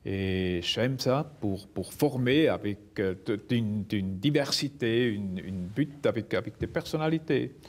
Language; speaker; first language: French; non-native, local second language; German